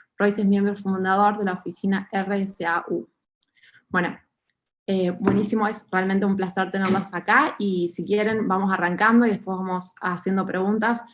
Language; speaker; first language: Spanish; native; Spanish